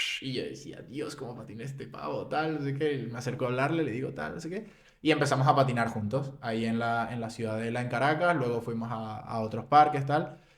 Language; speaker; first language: Spanish; native; Spanish